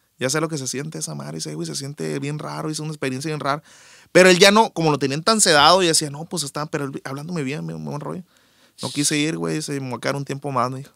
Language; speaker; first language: Spanish; native; Spanish